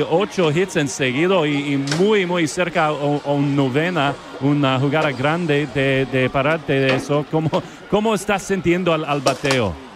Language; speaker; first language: Spanish; non-native, fluent; English